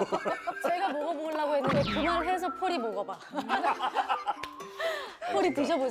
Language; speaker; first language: Korean; native; Korean